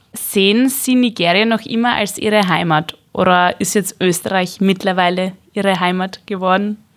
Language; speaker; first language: German; native; German